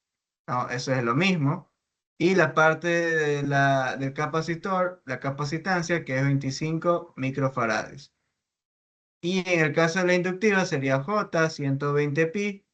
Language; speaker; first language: Spanish; native; Spanish